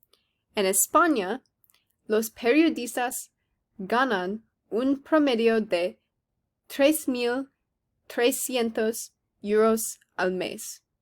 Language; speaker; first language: Spanish; non-native, learner; English